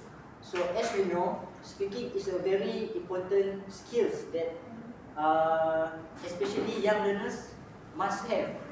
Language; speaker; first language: English; non-native, local second language; Malay